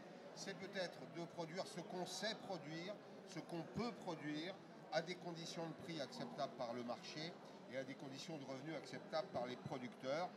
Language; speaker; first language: French; native; French